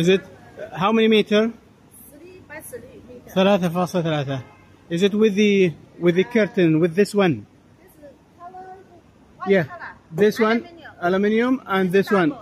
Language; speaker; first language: English; non-native, learner; Arabic